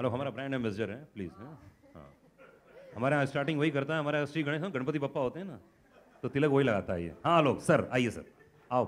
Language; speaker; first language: Hindi; native; Hindi